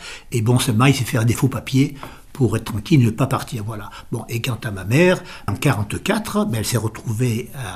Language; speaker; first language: French; native; French